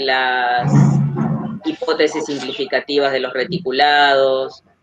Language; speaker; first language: Spanish; native; Spanish